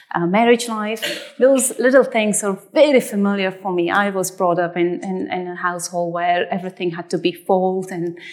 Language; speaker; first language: English; non-native, fluent; Persian